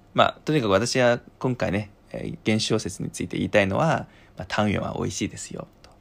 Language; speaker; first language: Japanese; non-native, fluent; Chinese